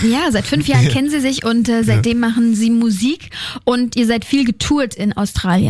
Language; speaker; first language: German; native; German